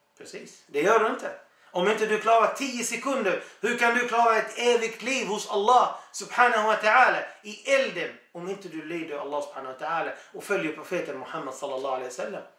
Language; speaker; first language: Swedish; non-native, fluent; Arabic